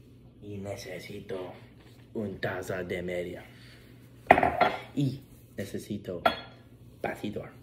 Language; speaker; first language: Spanish; non-native, learner; English